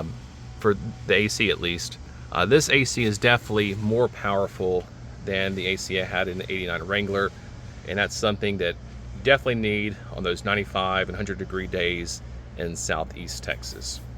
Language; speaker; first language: English; native; English